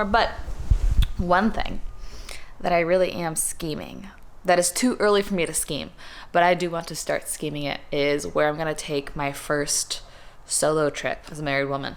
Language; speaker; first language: English; native; English